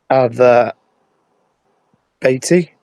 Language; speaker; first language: Arabic; non-native, learner; English